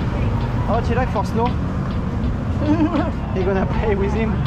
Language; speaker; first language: English; non-native, learner; French